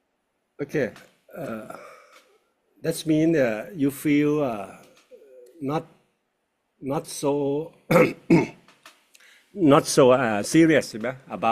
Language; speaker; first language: English; non-native, fluent; Thai